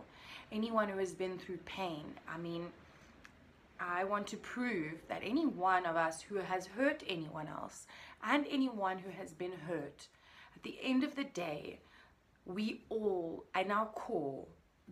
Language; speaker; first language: English; native; English